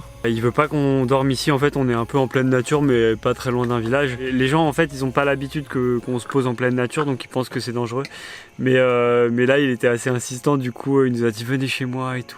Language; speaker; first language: French; native; French